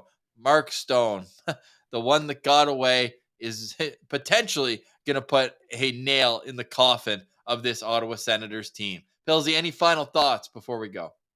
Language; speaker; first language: English; native; English